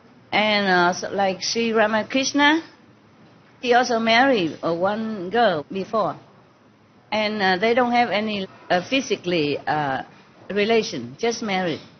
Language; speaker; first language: English; non-native, fluent; Vietnamese